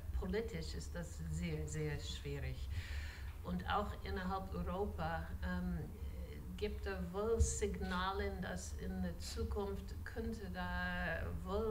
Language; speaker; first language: German; non-native, fluent; English